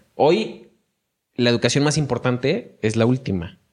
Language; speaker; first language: Spanish; native; Spanish